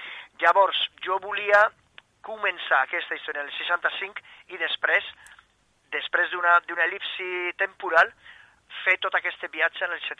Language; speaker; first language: Catalan; non-native, fluent; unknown